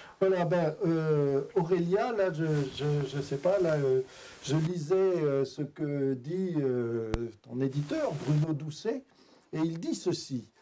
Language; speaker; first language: French; native; French